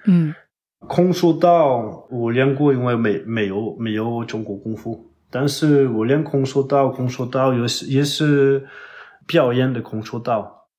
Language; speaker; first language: Chinese; non-native, fluent; French